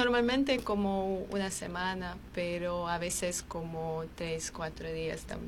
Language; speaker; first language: Spanish; non-native, fluent; Armenian